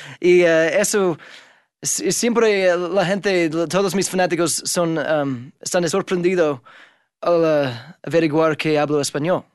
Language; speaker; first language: Spanish; non-native, fluent; English